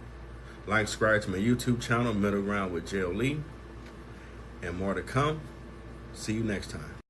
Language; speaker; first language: English; native; English